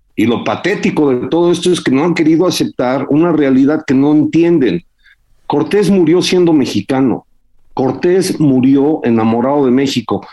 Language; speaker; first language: Spanish; early bilingual, heritage; Spanish